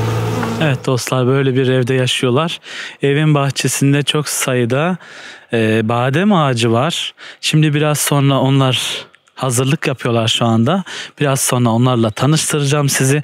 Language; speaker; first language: Turkish; native; Turkish